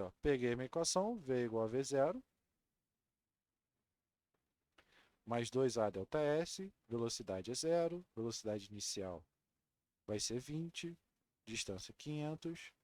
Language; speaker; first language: Portuguese; native; Portuguese